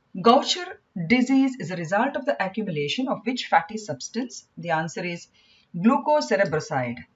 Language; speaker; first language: English; non-native, local second language; Kannada